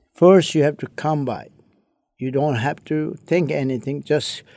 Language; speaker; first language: English; early bilingual, other home language; Chinese